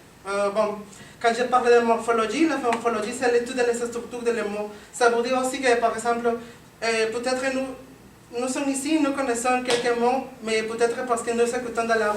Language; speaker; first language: French; non-native, learner; Spanish